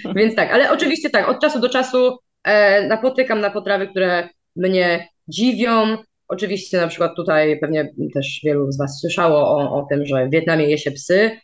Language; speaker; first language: Polish; native; Polish